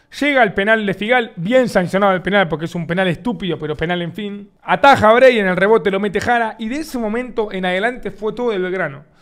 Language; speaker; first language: Spanish; native; Spanish